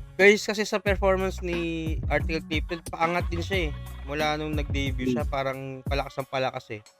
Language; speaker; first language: Filipino; non-native, local second language; Cebuano